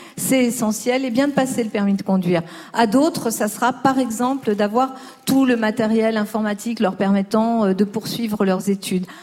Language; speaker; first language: French; early bilingual, other home language; Spanish